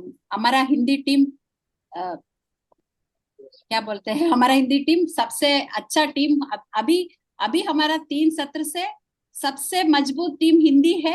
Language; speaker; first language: Hindi; non-native, local second language; Malayalam